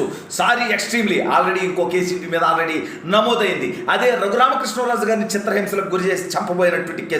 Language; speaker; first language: Telugu; native; Telugu